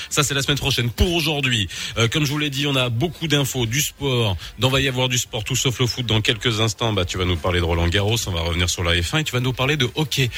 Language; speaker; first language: French; non-native, local second language; Arabic